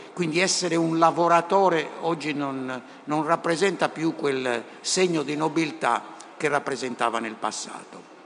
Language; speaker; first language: Italian; native; Italian